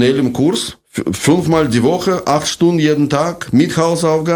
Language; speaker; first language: German; non-native, fluent; Russian